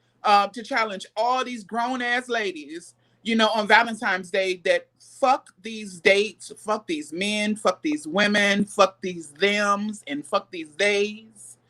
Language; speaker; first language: English; native; English